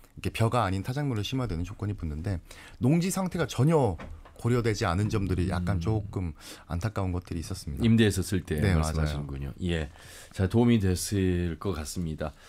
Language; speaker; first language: Korean; native; Korean